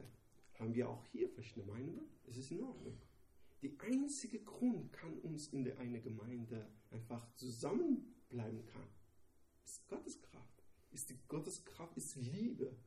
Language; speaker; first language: German; non-native, learner; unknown